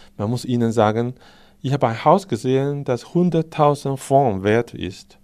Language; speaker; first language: German; non-native, fluent; Chinese